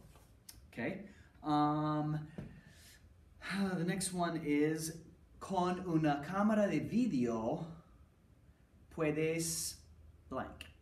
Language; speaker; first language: Spanish; non-native, fluent; English